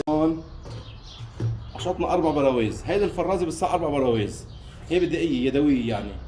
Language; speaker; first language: Arabic; native; Arabic